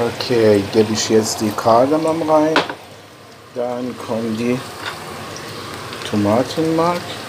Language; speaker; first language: German; non-native, fluent; Persian